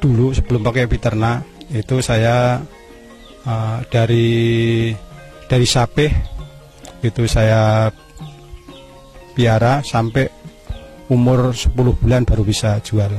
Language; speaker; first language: Indonesian; non-native, local second language; Javanese